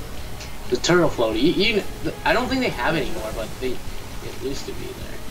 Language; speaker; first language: English; native; English